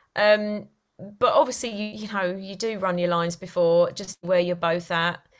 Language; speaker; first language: English; native; English